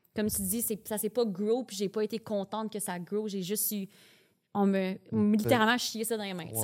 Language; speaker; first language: French; native; French